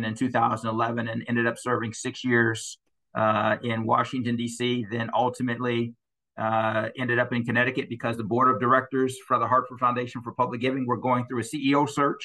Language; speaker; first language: English; native; English